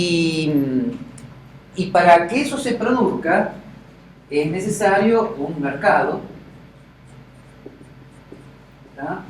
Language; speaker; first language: Spanish; native; Spanish